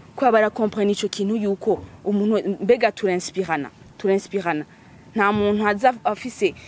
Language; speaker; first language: Rundi; early bilingual, heritage; Rundi